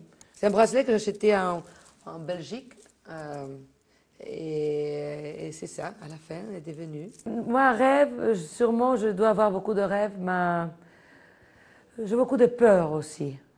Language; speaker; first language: French; non-native, fluent; Spanish